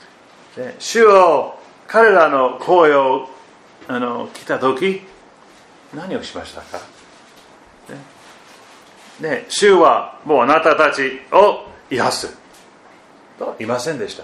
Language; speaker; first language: Japanese; non-native, fluent; German